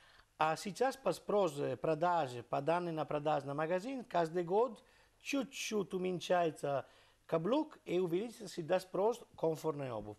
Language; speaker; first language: Russian; non-native, learner; Italian